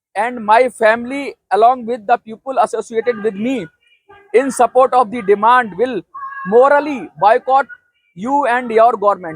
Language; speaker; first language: English; non-native, local second language; Hindi